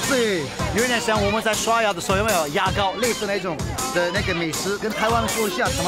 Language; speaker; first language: Chinese; non-native, fluent; Turkish